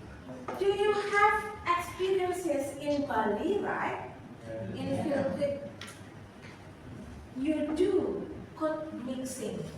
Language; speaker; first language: English; non-native, fluent; Indonesian